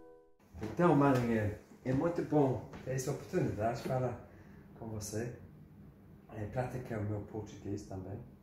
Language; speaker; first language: Portuguese; non-native, learner; English